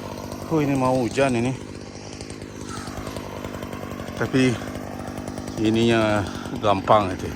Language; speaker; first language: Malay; non-native, local second language; Balinese